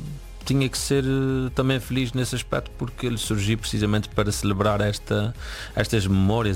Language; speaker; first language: Portuguese; native; Portuguese